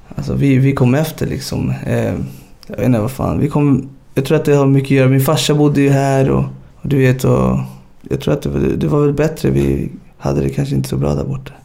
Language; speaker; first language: Swedish; early bilingual, other home language; Spanish